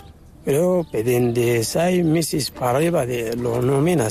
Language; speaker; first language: Spanish; non-native, learner; Arabic